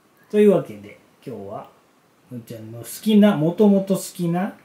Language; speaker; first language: Japanese; native; Japanese